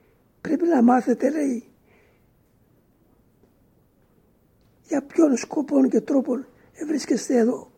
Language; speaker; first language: Greek; native; Greek